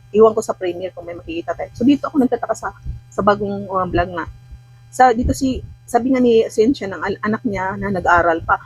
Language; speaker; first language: Filipino; non-native, local second language; Cebuano